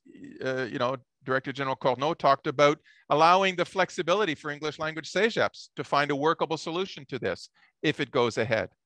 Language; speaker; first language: English; native; English